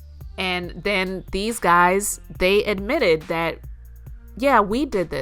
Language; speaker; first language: English; native; English